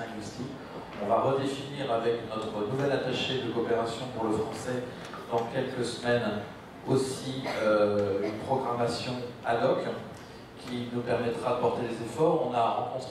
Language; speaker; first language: French; native; French